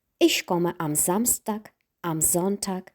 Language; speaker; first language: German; non-native, fluent; Ukrainian